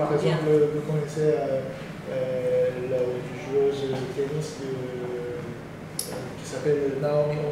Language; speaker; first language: French; non-native, learner; Japanese